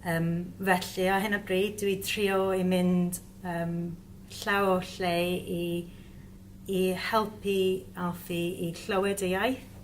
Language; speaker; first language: Welsh; non-native, learner; English